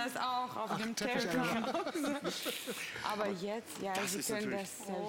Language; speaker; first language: German; non-native, learner; Russian